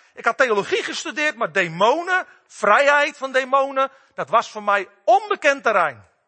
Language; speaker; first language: Dutch; native; Dutch